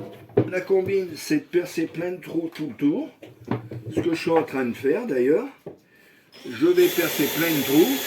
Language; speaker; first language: French; native; French